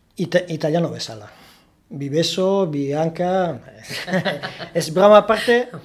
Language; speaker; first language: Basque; non-native, learner; Italian